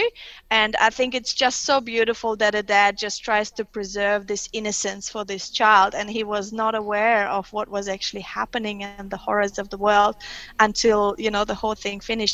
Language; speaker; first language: English; non-native, fluent; Russian